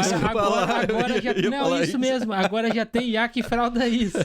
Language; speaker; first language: Portuguese; native; Portuguese